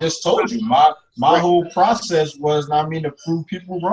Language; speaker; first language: English; native; English